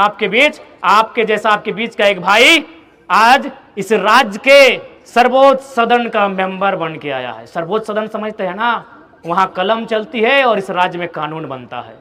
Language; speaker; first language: Hindi; non-native, local second language; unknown